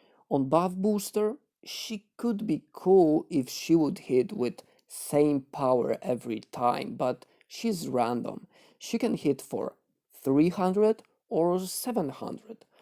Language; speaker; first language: English; non-native, fluent; Polish